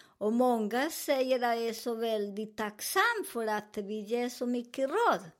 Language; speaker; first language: Swedish; non-native, learner; Spanish